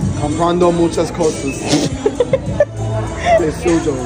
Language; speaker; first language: Spanish; non-native, learner; English